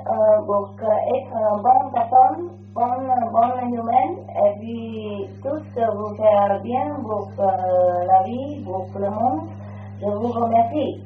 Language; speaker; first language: French; non-native, learner; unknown